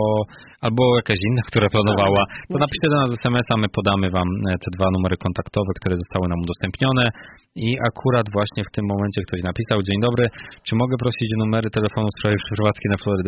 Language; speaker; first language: Polish; native; Polish